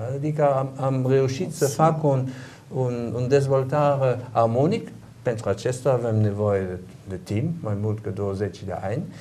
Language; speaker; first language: Romanian; non-native, learner; German